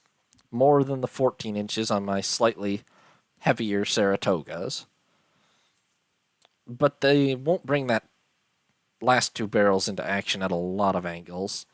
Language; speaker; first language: English; native; English